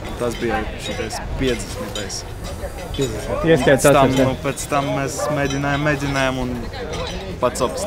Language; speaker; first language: Latvian; non-native, local second language; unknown